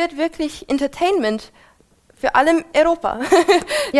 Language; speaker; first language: German; non-native, fluent; English